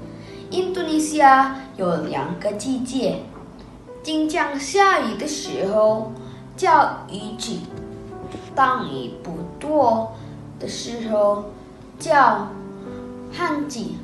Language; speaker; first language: Chinese; non-native, learner; Indonesian